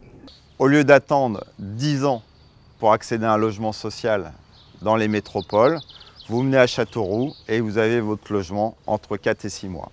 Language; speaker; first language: French; native; French